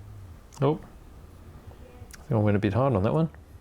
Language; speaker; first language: English; native; English